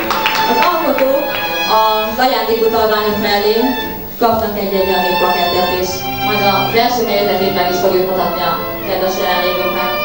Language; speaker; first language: Hungarian; native; Hungarian